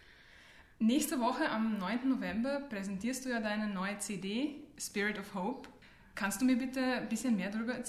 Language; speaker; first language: German; native; German